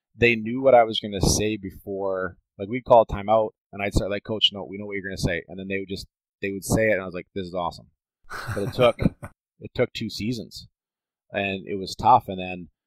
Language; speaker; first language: English; native; English